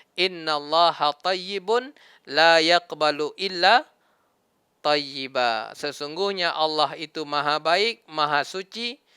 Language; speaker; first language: Malay; non-native, local second language; Minangkabau